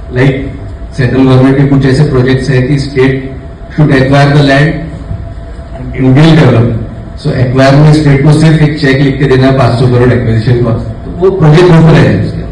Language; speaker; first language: Hindi; non-native, local second language; Marathi